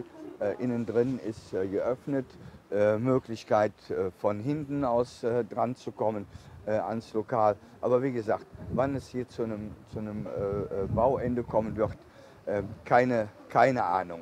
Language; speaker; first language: German; native; German